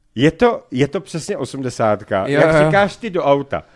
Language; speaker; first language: Czech; native; Czech